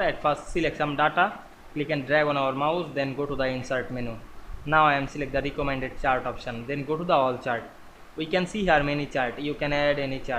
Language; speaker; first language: English; non-native, learner; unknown